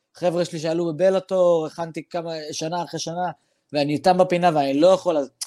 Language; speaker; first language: Hebrew; non-native, local second language; Arabic